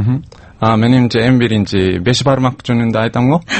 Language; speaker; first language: Kyrgyz; non-native, learner; Japanese